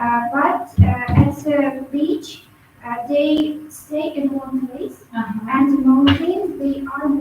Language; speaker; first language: English; non-native, learner; Uzbek